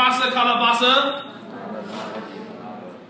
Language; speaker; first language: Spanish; non-native, fluent; English